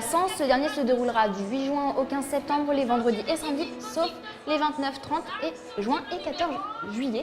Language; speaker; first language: French; native; French